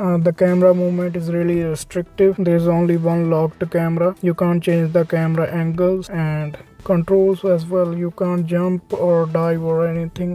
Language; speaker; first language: English; non-native, fluent; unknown